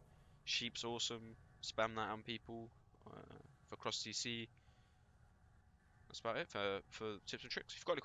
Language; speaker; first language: English; native; English